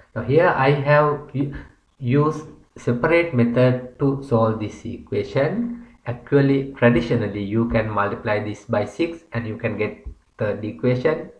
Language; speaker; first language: English; non-native, local second language; Sinhala